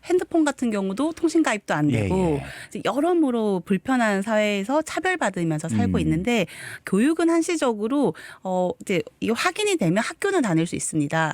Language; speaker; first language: Korean; native; Korean